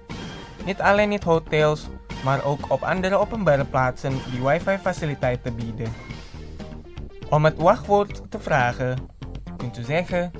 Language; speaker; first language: Dutch; non-native, learner; Indonesian